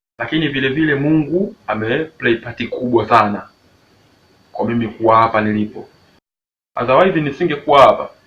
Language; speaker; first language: Swahili; native; Swahili